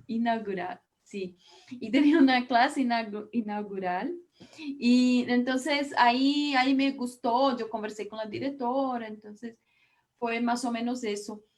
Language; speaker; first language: Spanish; non-native, learner; Portuguese